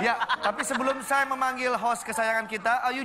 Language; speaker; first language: Indonesian; native; Indonesian